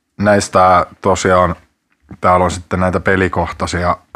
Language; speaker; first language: Finnish; native; Finnish